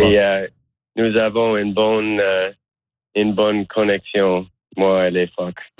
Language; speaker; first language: French; non-native, learner; English